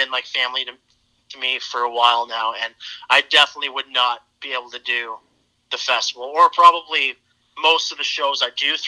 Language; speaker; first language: English; native; English